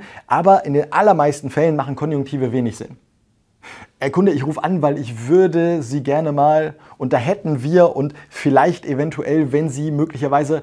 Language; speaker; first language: German; native; German